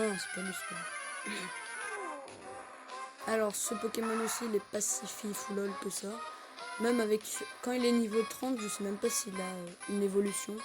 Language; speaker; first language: French; native; French